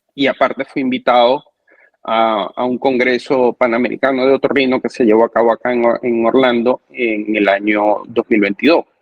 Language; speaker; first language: Spanish; native; Spanish